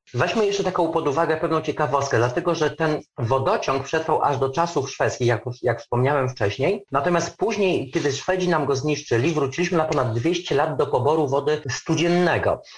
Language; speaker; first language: Polish; native; Polish